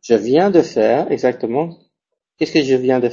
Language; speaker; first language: French; non-native, fluent; Spanish